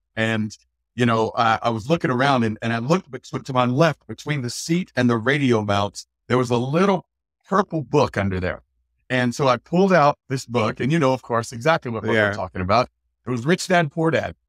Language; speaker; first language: English; native; English